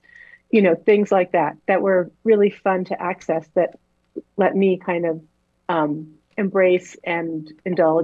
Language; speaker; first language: English; native; English